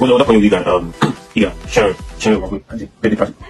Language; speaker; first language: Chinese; non-native, learner; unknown